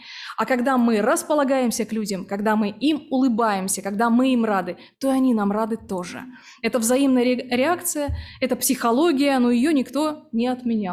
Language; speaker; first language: Russian; native; Russian